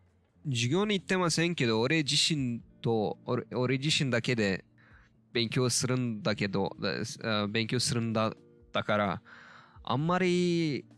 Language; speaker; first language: Japanese; non-native, learner; Turkish